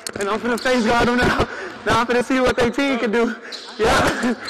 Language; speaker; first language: English; native; English